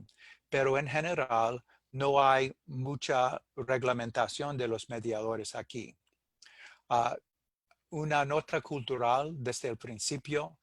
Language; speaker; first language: Spanish; non-native, fluent; English